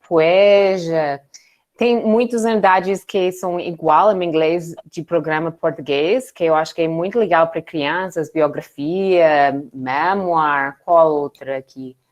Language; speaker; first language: Portuguese; non-native, learner; English